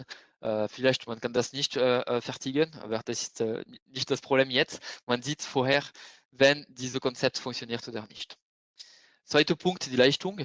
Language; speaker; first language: German; non-native, fluent; French